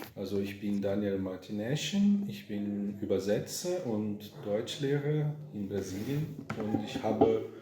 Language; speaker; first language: German; non-native, fluent; Portuguese